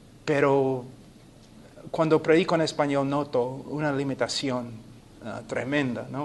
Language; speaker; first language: Spanish; non-native, fluent; English